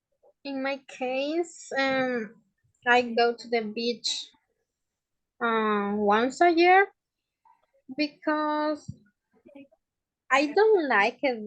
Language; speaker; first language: English; non-native, learner; Spanish